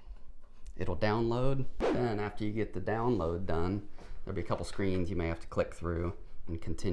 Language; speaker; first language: English; native; English